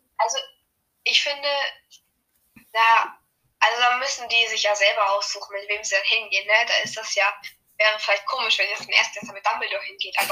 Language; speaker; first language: German; native; German